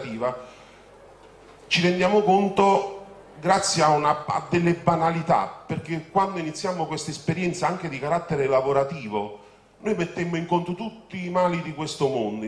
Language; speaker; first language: Italian; native; Italian